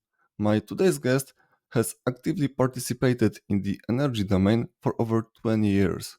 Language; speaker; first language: English; non-native, fluent; Polish